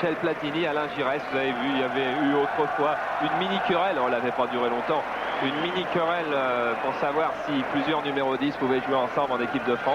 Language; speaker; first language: French; native; French